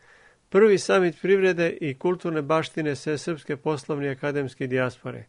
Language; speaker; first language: Serbian; native; Serbian